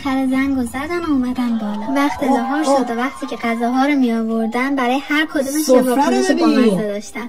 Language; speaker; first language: Persian; native; Persian